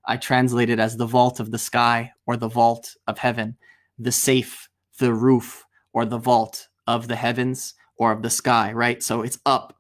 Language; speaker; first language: English; native; English